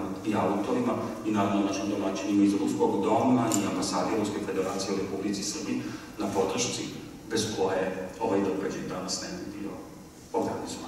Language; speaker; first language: Serbian; native; Serbian